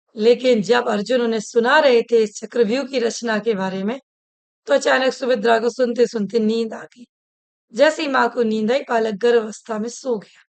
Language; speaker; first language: Hindi; native; Hindi